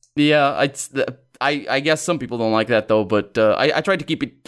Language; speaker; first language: English; non-native, fluent; Portuguese